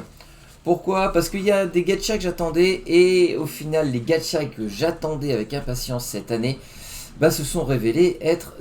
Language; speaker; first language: French; native; French